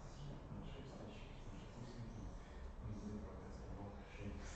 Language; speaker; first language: Russian; native; Russian